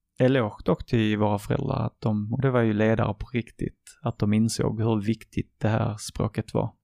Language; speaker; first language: Swedish; early bilingual, other home language; Arabic